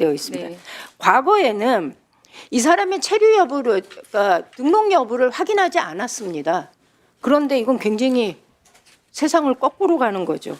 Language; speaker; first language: Korean; native; Korean